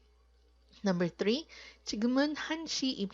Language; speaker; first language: Korean; non-native, fluent; Filipino